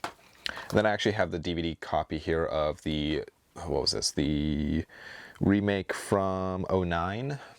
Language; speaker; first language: English; native; English